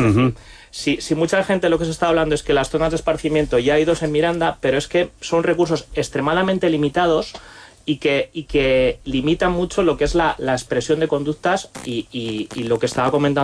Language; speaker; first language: Spanish; native; Spanish